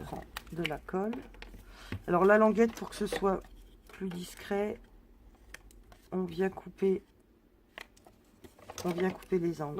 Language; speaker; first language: French; native; French